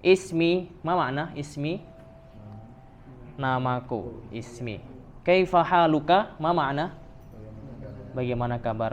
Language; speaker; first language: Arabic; non-native, fluent; Indonesian